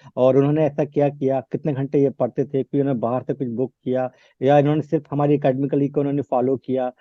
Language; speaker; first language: Hindi; native; Hindi